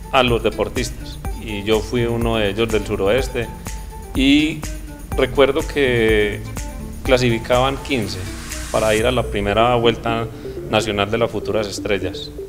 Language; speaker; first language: Spanish; native; Spanish